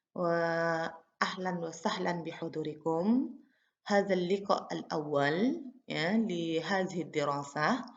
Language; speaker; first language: Arabic; non-native, fluent; Indonesian